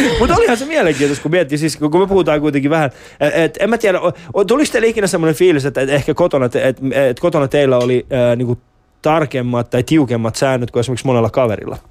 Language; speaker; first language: Finnish; early bilingual, other home language; Persian